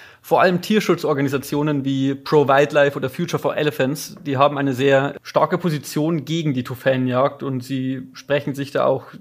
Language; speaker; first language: German; native; German